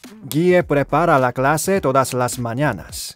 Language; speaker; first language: Spanish; non-native, fluent; Korean